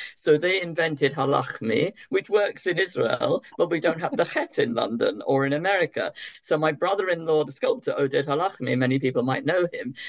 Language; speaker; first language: English; native; English